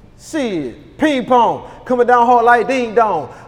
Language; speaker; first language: English; native; English